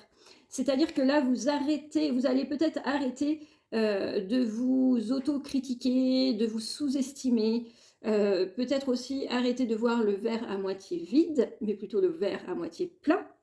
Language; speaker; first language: French; native; French